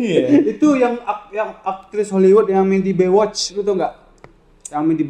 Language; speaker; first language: Indonesian; native; Indonesian